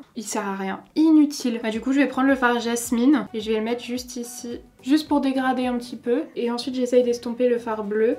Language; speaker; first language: French; native; French